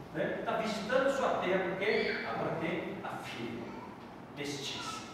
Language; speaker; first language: Portuguese; non-native, fluent; Korean